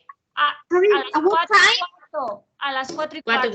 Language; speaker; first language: Spanish; native; Spanish